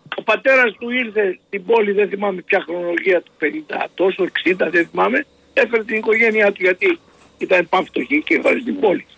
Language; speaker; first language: Greek; early bilingual, heritage; Greek